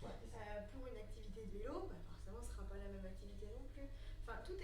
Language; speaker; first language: French; native; French